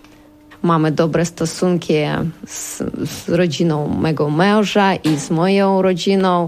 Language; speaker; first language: Polish; non-native, learner; Ukrainian